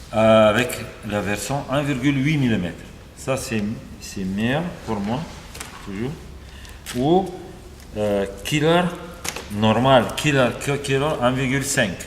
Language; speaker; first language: French; non-native, fluent; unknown